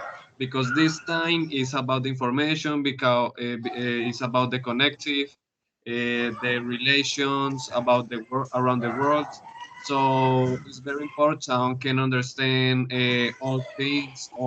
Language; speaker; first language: English; non-native, learner; Spanish